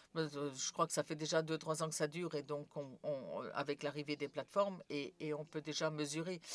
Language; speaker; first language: French; non-native, fluent; Serbian